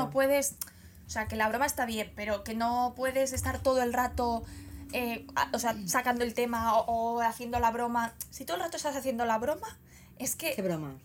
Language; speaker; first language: Spanish; native; Spanish